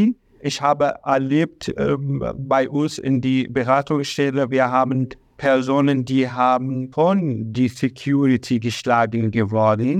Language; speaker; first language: German; non-native, learner; Arabic